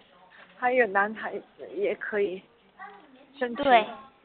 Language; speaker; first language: Chinese; non-native, learner; Korean